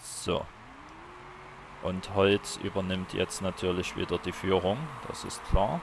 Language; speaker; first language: German; native; German